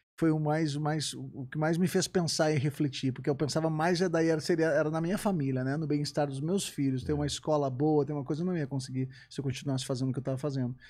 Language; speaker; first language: Portuguese; native; Portuguese